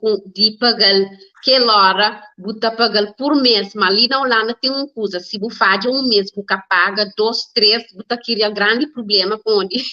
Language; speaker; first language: Portuguese; non-native, learner; Kabuverdianu